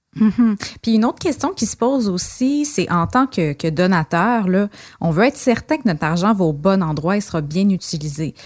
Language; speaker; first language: French; native; French